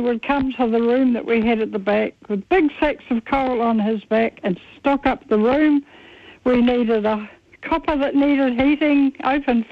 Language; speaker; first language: English; native; English